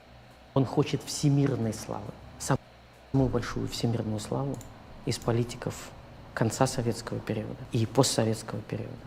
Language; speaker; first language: Russian; native; Russian